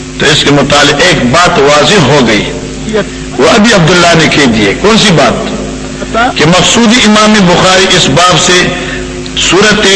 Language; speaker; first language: Urdu; non-native, local second language; Northern Hindko